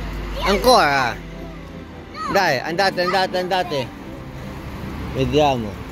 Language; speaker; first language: Italian; non-native, fluent; Filipino